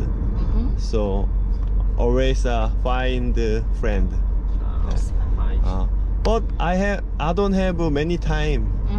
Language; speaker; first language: English; non-native, learner; Korean